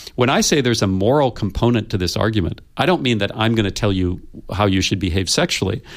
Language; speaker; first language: English; native; English